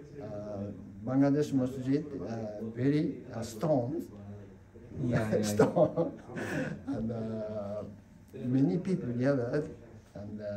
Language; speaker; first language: English; non-native, learner; Japanese